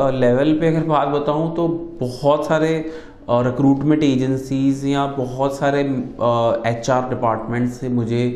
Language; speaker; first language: Hindi; non-native, local second language; Punjabi